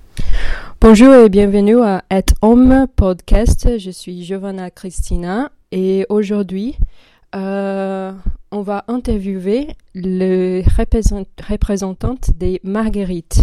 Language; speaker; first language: French; non-native, learner; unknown